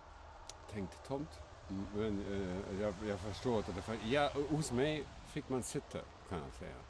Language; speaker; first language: Swedish; non-native, fluent; German